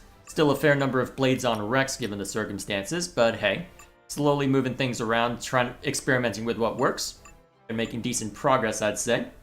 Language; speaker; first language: English; native; English